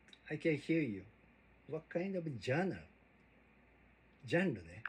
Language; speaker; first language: English; non-native, learner; Japanese